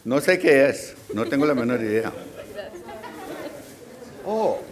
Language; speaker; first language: Spanish; native; Spanish